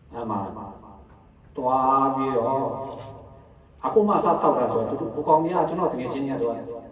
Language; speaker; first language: Burmese; non-native, local second language; Hakha Chin